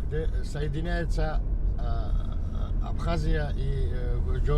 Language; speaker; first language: Russian; non-native, fluent; Georgian